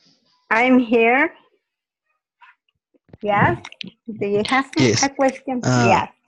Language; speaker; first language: English; non-native, learner; Spanish